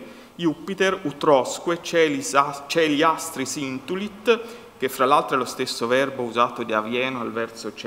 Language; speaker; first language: Italian; native; Italian